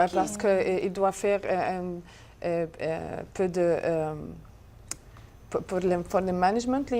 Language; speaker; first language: French; non-native, learner; Arabic